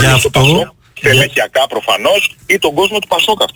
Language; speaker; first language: Greek; native; Greek